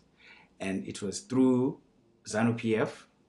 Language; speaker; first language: English; non-native, local second language; Shona